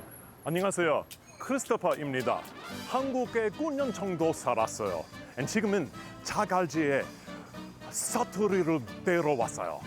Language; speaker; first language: Korean; non-native, learner; English